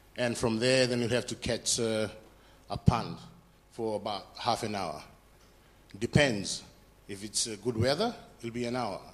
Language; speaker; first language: English; non-native, fluent; Fijian